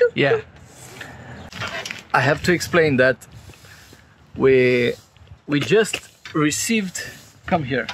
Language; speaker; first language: English; non-native, fluent; Romanian